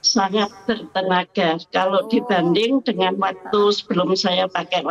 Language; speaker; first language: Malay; non-native, local second language; Javanese